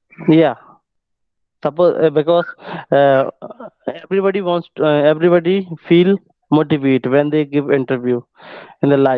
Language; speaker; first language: English; non-native, local second language; Hindi